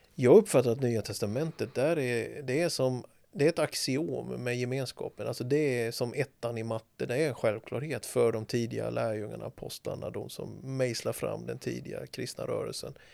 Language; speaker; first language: Swedish; native; Swedish